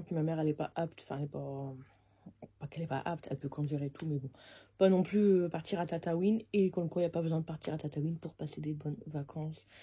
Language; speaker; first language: French; native; French